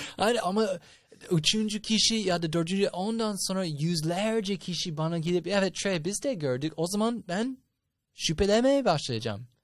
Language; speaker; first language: Turkish; non-native, fluent; English